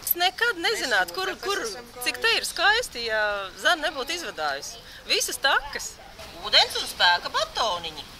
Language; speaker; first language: Latvian; native; Latvian